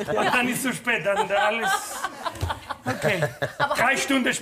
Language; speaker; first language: German; non-native, fluent; Spanish